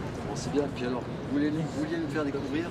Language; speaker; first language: French; native; French